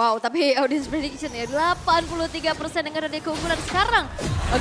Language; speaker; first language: Indonesian; native; Indonesian